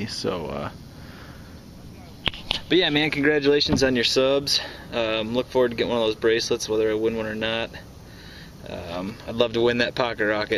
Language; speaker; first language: English; native; English